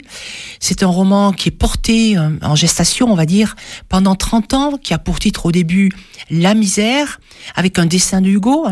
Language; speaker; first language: French; native; French